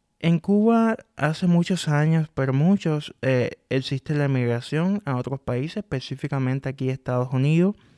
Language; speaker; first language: Spanish; native; Spanish